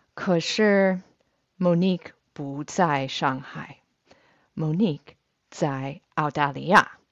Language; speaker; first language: Chinese; non-native, fluent; English